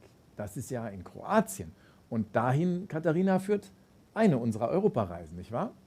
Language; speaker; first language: German; native; German